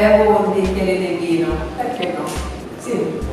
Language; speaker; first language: Italian; non-native, learner; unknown